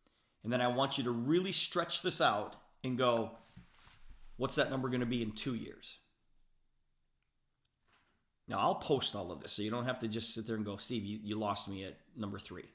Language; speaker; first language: English; native; English